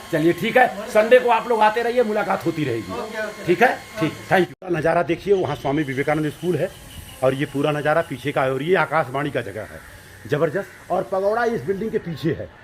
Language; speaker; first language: Hindi; native; Hindi